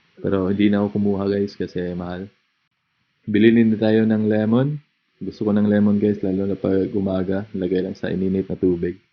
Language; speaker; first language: Filipino; native; Filipino